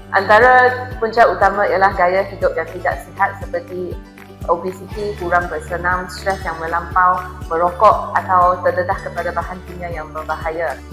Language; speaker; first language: Malay; non-native, local second language; Chinese